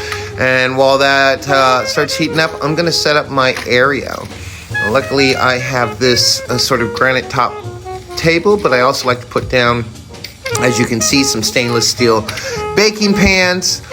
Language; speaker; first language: English; native; English